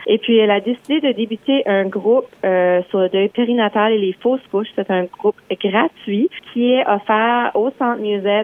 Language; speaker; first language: French; native; French